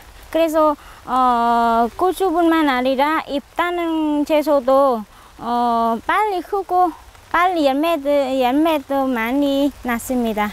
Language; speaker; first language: Korean; non-native, learner; Vietnamese